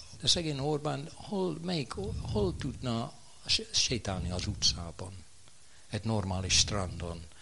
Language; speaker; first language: Hungarian; non-native, fluent; English